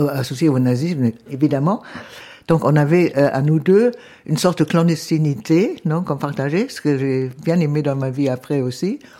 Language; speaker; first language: French; non-native, fluent; German